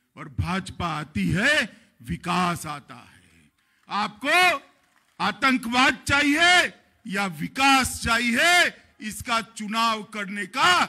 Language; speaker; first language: Hindi; non-native, local second language; Gujarati